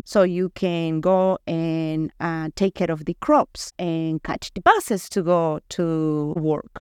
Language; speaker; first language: English; non-native, fluent; Spanish